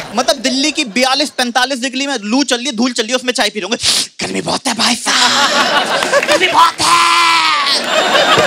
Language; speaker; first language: Hindi; native; Hindi